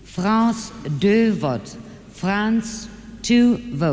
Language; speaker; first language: French; non-native, fluent; German